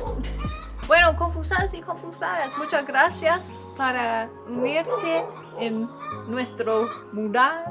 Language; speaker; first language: Spanish; non-native, learner; English